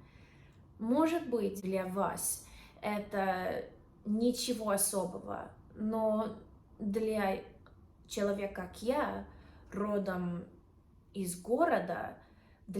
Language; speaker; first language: Russian; non-native, learner; English